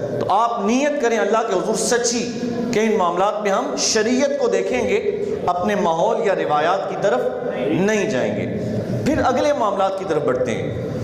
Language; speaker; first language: Urdu; non-native, local second language; Punjabi